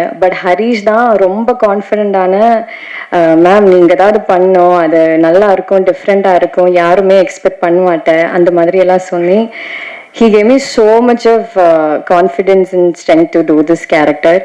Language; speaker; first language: Tamil; non-native, learner; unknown